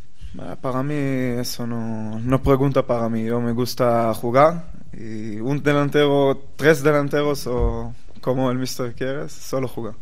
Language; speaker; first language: Spanish; non-native, learner; Hebrew